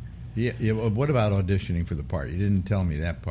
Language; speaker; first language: English; native; English